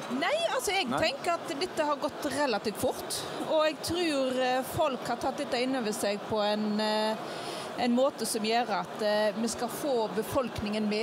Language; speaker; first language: Norwegian; native; Norwegian